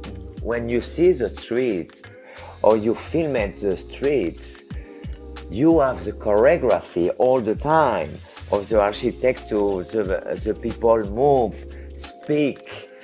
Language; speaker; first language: English; non-native, learner; French